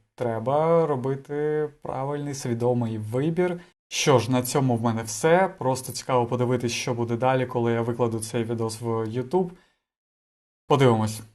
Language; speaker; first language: Ukrainian; non-native, local second language; Russian